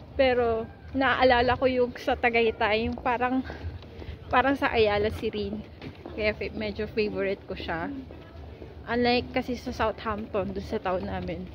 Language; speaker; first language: Filipino; native; Filipino